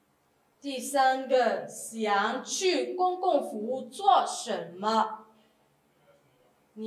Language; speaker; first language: Chinese; non-native, fluent; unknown